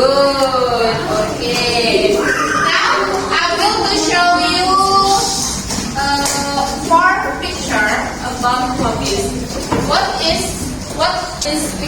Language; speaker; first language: English; non-native, learner; Indonesian